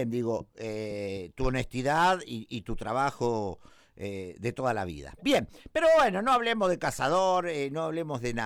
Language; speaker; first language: Spanish; native; Spanish